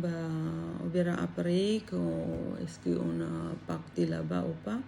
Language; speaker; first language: French; non-native, learner; Filipino